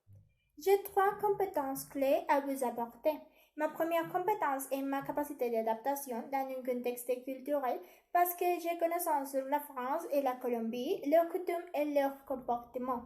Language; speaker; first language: French; non-native, learner; Spanish